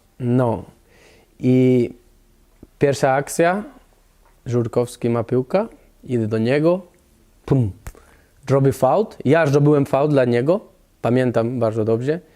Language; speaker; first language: Polish; non-native, learner; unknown